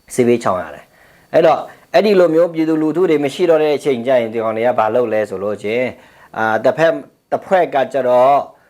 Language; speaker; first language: Burmese; non-native, local second language; Pa'o Karen